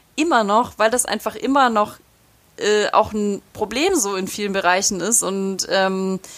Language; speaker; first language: German; native; German